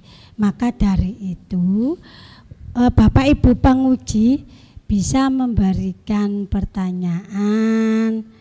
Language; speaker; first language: Indonesian; native; Indonesian